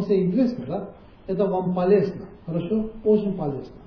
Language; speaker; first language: Russian; non-native, learner; Tibetan